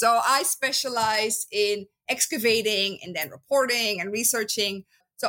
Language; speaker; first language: English; non-native, fluent; Dutch